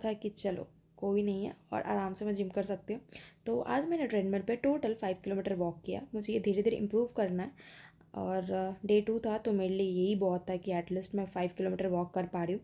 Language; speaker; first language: Hindi; native; Hindi